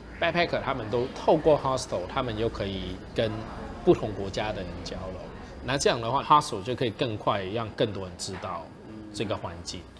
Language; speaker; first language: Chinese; non-native, local second language; Cantonese